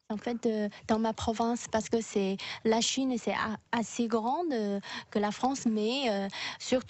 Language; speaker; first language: French; non-native, learner; Chinese